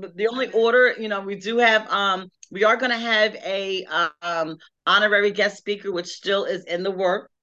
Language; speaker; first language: English; native; English